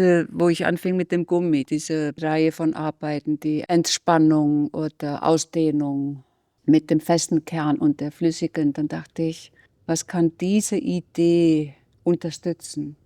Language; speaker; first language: German; non-native, fluent; Icelandic